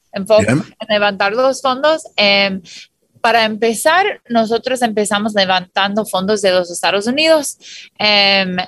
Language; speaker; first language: Spanish; non-native, fluent; English